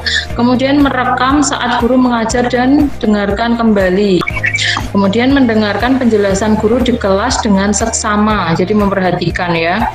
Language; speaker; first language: Indonesian; native; Indonesian